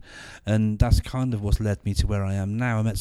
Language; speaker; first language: English; native; English